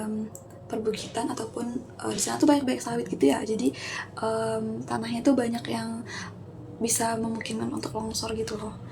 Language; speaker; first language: Indonesian; native; Indonesian